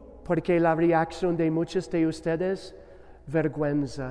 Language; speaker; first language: Spanish; non-native, learner; English